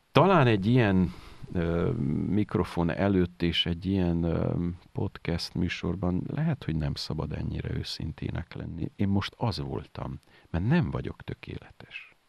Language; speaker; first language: Hungarian; native; Hungarian